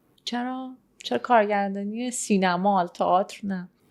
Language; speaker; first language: Persian; native; Persian